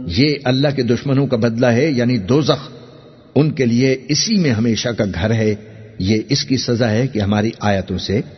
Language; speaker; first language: Urdu; native; Urdu